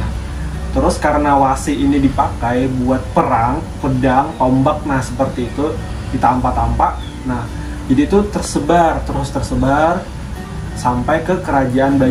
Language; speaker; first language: Indonesian; non-native, local second language; Banjar